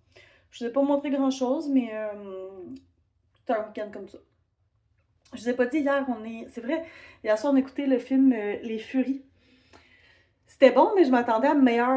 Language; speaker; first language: French; native; French